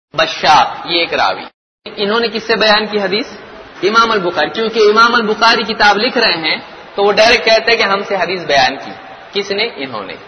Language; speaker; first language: Urdu; native; Urdu